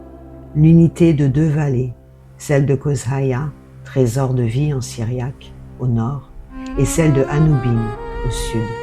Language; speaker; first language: French; native; French